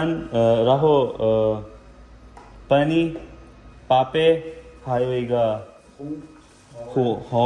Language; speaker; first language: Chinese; non-native, learner; Urdu